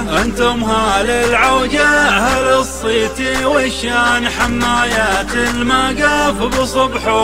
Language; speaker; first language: Arabic; native; Arabic